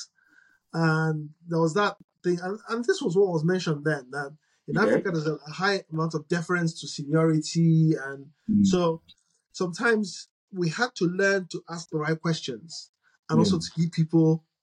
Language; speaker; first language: English; non-native, local second language; Igbo